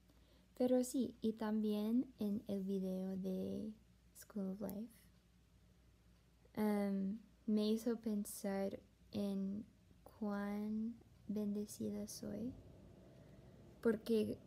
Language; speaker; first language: Spanish; non-native, fluent; English